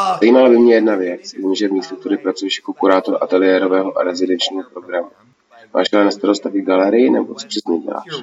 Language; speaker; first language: Czech; non-native, fluent; English